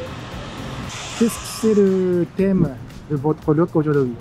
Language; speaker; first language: French; non-native, fluent; Japanese